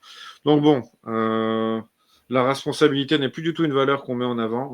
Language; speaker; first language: French; native; French